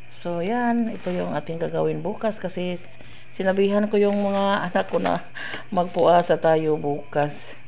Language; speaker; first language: Filipino; non-native, local second language; Cebuano